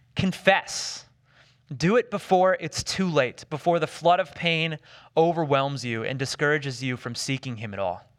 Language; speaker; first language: English; native; English